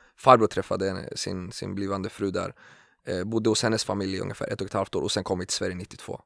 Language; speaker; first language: Swedish; early bilingual, other home language; Kurdish